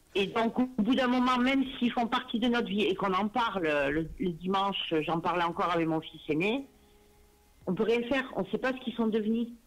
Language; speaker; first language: French; native; French